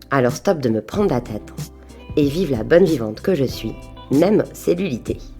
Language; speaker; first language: French; native; French